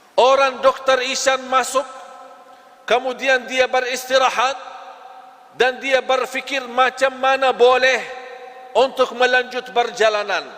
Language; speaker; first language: Malay; non-native, fluent; Arabic